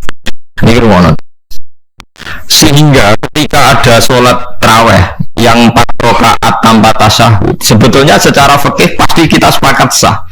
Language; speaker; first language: Indonesian; non-native, local second language; Javanese